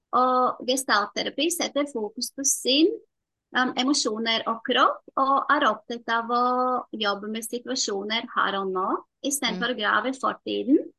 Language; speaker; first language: Norwegian; non-native, fluent; Latvian